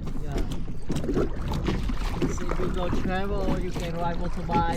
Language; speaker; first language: English; non-native, learner; Vietnamese